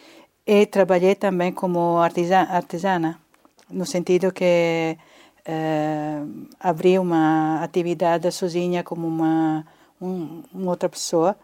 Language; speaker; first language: Portuguese; non-native, fluent; Italian